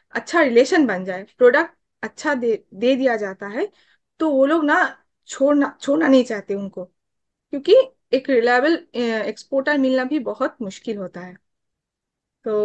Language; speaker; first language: Hindi; non-native, local second language; Bangla